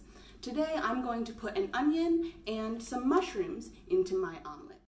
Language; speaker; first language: English; native; English